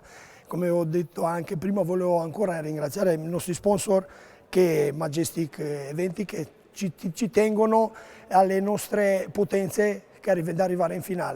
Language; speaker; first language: Italian; non-native, learner; Romanian